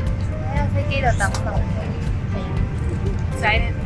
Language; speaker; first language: Chinese; native; Chinese